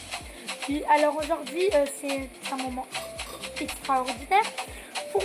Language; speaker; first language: French; native; French